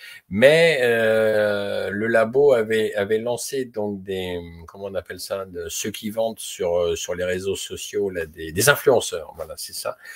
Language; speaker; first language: French; native; French